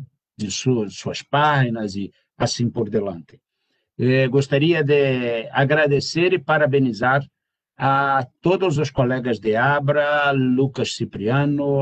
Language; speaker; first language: Spanish; non-native, learner; Portuguese